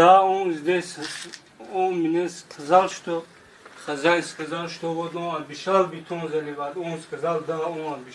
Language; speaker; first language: Russian; non-native, learner; Tajik